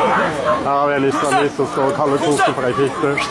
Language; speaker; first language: Norwegian; native; Norwegian